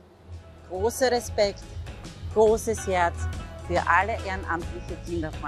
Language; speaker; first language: German; native; German